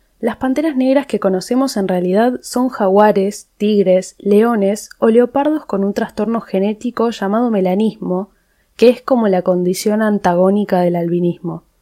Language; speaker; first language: Spanish; native; Spanish